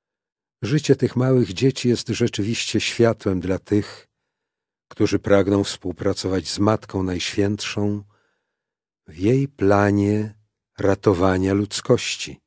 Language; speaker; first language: Polish; native; Polish